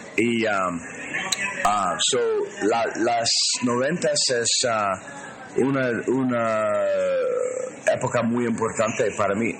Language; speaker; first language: Spanish; non-native, learner; English